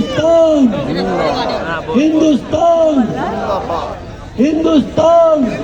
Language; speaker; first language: Hindi; non-native, local second language; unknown